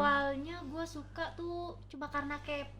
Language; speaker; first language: Indonesian; native; Indonesian